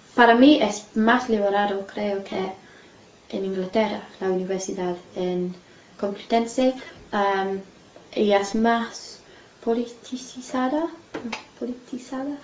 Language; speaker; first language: Spanish; non-native, fluent; English